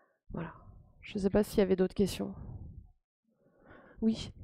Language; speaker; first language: French; native; French